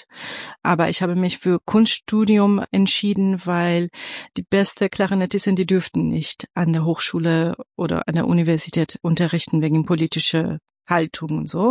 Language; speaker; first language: German; non-native, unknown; Persian